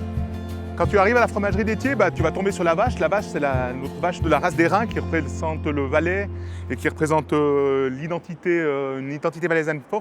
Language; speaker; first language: French; native; French